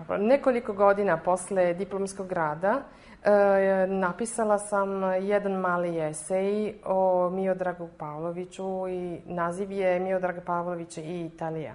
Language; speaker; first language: Serbian; non-native, fluent; Italian